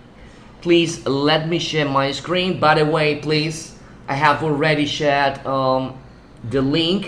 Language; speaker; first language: English; non-native, fluent; Spanish